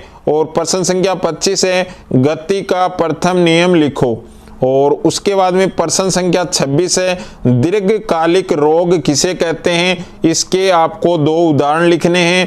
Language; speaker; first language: Hindi; native; Hindi